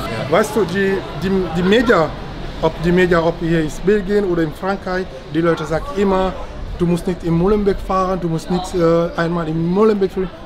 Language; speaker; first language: German; non-native, learner; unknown